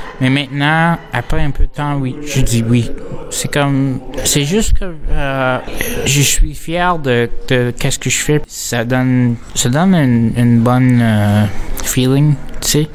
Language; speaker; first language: French; non-native, local second language; English